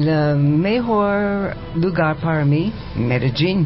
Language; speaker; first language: Spanish; non-native, learner; English